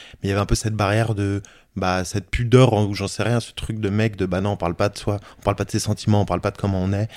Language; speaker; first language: French; native; French